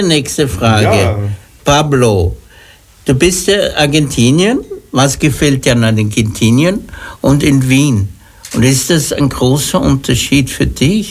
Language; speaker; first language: German; native; German